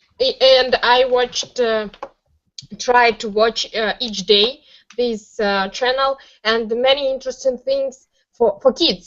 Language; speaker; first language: English; non-native, learner; Russian